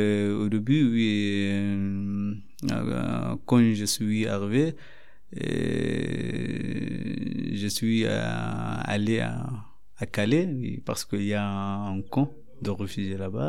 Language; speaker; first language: French; non-native, learner; Arabic